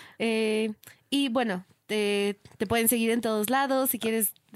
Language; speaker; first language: Spanish; native; Spanish